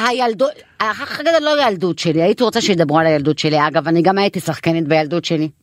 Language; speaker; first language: Hebrew; non-native, local second language; Arabic